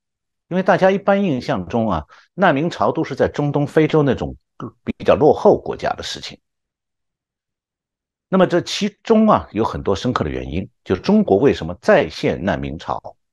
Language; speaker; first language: Chinese; native; Chinese